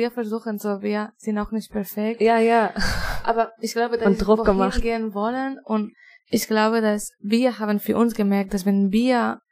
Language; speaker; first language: German; non-native, fluent; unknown